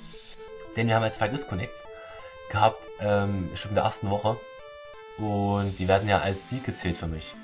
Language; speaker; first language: German; native; German